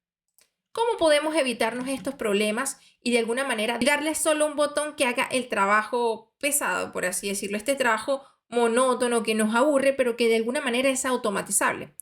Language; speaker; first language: Spanish; native; Spanish